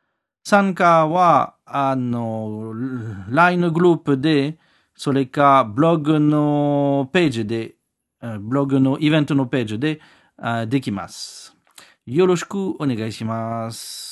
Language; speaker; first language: Japanese; non-native, learner; French